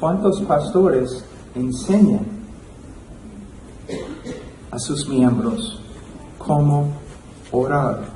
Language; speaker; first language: Spanish; non-native, fluent; English